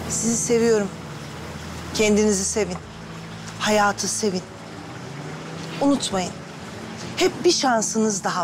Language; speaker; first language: Turkish; native; Turkish